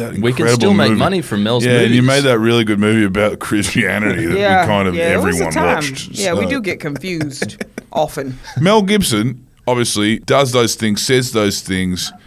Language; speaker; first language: English; native; English